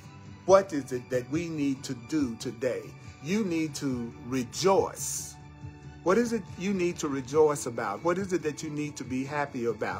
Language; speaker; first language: English; native; English